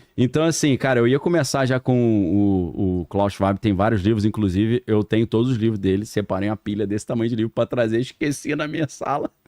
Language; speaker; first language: Portuguese; native; Portuguese